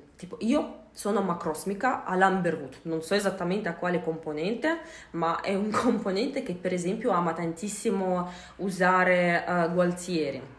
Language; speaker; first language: Italian; non-native, fluent; Russian